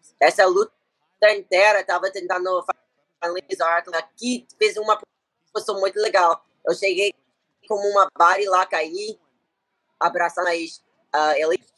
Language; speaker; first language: Portuguese; non-native, learner; English